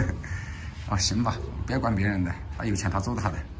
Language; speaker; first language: Chinese; native; Chinese